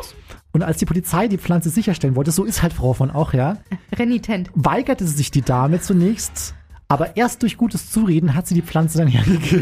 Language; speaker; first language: German; native; German